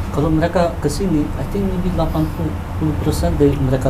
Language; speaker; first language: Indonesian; early bilingual, heritage; Dutch